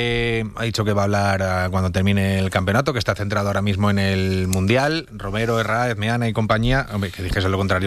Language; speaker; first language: Spanish; native; Spanish